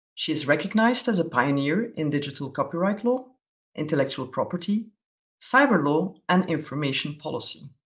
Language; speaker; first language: English; non-native, fluent; Dutch